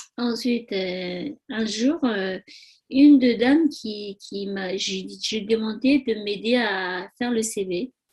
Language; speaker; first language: French; non-native, learner; Tibetan